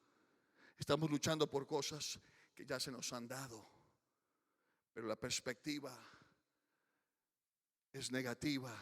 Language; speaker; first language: Spanish; early bilingual, heritage; Spanish